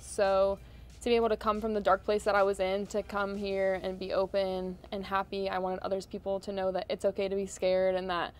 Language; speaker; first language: English; native; English